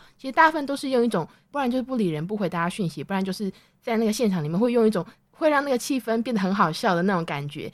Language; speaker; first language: Chinese; native; Chinese